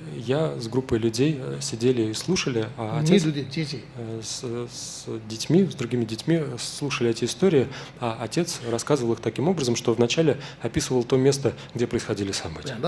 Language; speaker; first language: Russian; native; Russian